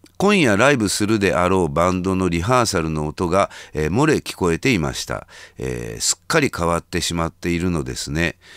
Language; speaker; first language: Japanese; native; Japanese